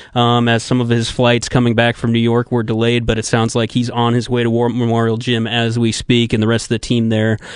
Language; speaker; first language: English; native; English